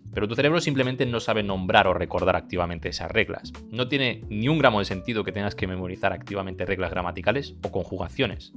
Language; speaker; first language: Spanish; early bilingual, other home language; Bulgarian